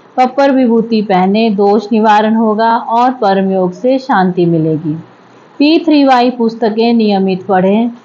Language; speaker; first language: Hindi; native; Hindi